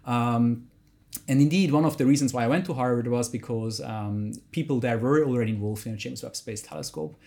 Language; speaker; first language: English; non-native, fluent; German